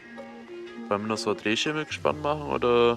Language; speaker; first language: German; native; German